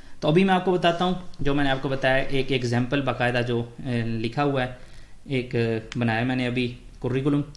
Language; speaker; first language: Urdu; native; Urdu